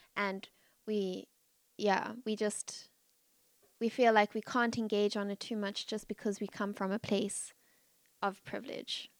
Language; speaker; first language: English; native; English